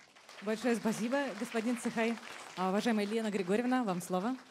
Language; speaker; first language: Russian; native; Russian